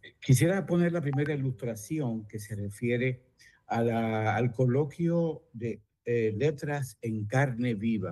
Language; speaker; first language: Spanish; native; Spanish